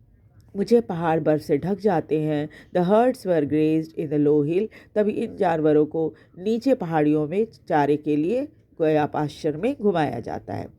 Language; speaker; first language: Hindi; native; Hindi